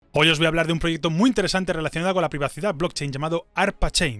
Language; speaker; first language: Spanish; native; Spanish